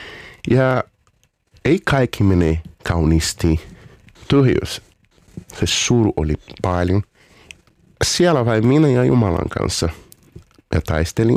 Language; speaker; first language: Finnish; non-native, fluent; Portuguese